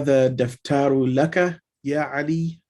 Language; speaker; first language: Arabic; non-native, fluent; English